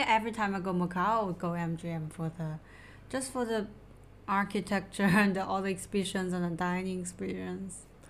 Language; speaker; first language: English; non-native, fluent; Chinese